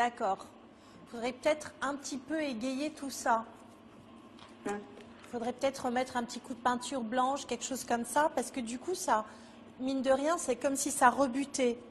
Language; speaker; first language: French; native; French